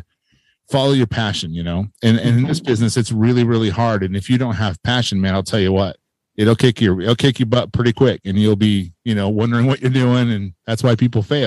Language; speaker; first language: English; native; English